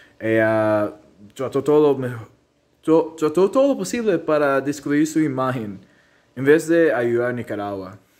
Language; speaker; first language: Spanish; early bilingual, heritage; Spanish